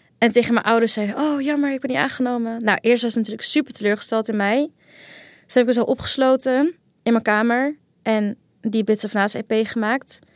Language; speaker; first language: Dutch; early bilingual, other home language; Kurdish